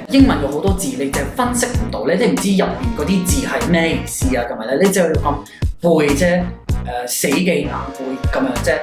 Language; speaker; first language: Cantonese; non-native, fluent; English